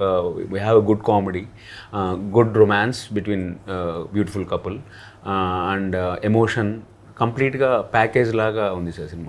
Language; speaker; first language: Telugu; native; Telugu